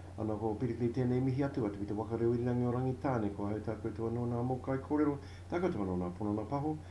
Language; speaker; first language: Māori; non-native, local second language; English